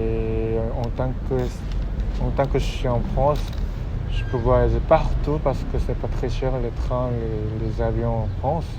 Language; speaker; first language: French; non-native, fluent; Korean